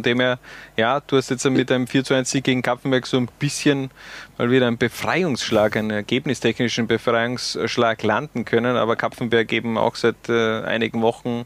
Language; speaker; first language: German; native; German